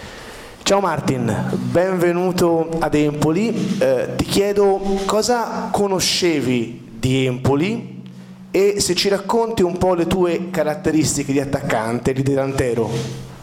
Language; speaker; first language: Italian; native; Italian